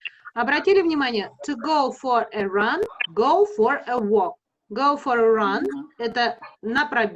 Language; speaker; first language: English; non-native, fluent; Russian